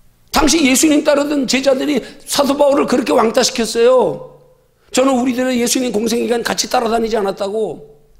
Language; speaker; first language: Korean; native; Korean